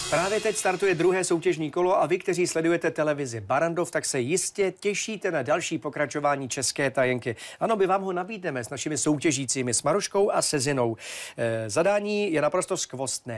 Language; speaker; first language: Czech; native; Czech